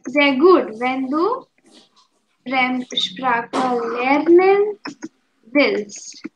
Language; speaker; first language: German; non-native, fluent; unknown